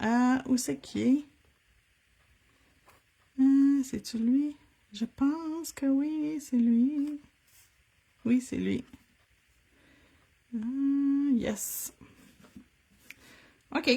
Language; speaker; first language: French; native; French